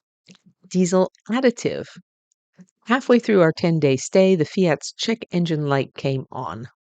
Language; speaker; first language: English; native; English